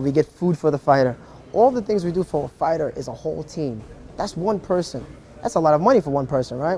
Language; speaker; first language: English; native; English